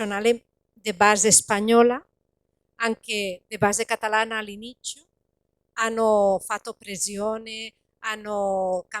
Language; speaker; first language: Italian; non-native, fluent; Catalan